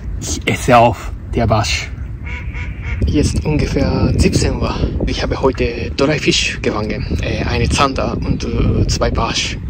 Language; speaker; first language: German; non-native, learner; Japanese